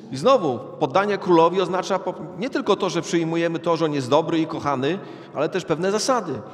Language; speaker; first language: Polish; native; Polish